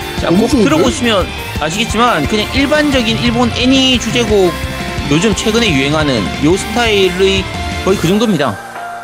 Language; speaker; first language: Korean; native; Korean